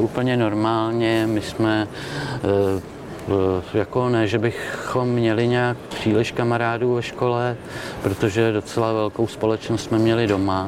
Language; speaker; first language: Czech; native; Czech